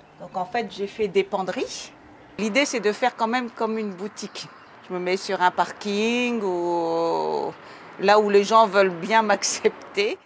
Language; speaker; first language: French; native; French